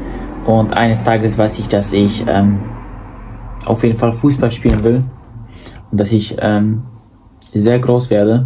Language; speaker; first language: German; early bilingual, other home language; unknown